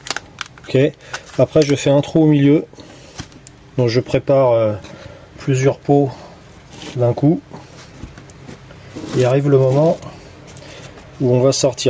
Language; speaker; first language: French; native; French